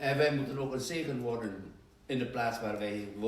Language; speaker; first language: Dutch; non-native, fluent; Indonesian